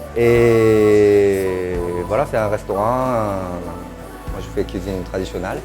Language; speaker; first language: French; non-native, fluent; Japanese